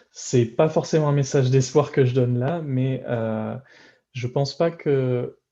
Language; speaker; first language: French; native; French